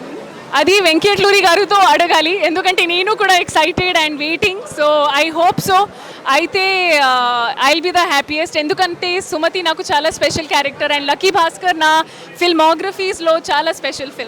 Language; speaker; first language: Telugu; non-native, learner; Hindi